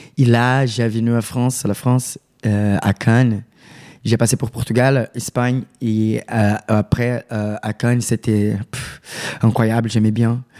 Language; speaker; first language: French; non-native, learner; Portuguese